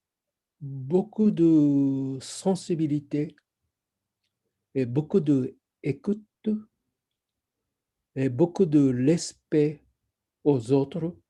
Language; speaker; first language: French; non-native, fluent; Japanese